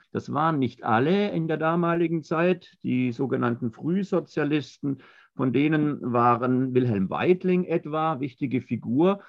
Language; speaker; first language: German; native; German